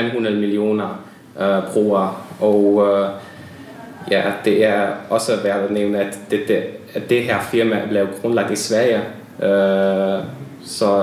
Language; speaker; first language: Danish; non-native, learner; Hungarian